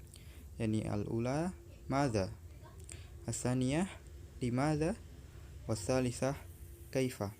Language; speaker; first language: Arabic; non-native, learner; Indonesian